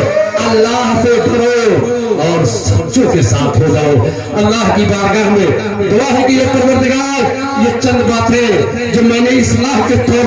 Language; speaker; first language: Hindi; native; Hindi